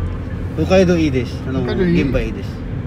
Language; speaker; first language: Japanese; non-native, learner; Filipino